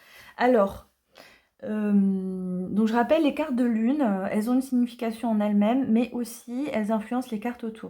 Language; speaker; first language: French; native; French